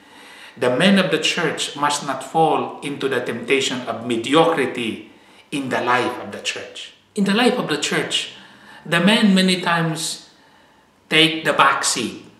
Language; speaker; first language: English; non-native, fluent; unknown